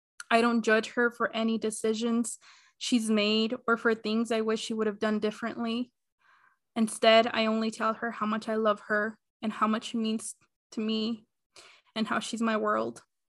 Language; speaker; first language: English; early bilingual, other home language; Spanish